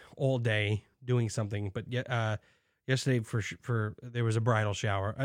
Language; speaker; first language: English; native; English